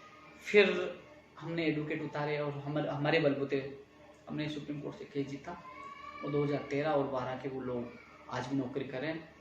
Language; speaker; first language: Hindi; native; Hindi